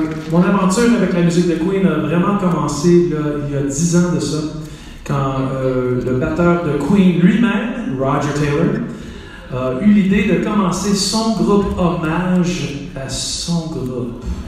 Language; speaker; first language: French; native; French